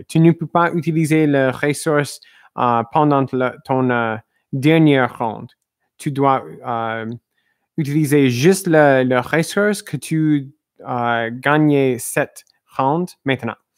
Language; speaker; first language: French; non-native, learner; English